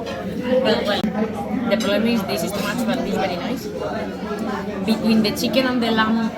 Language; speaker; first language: English; non-native, learner; Spanish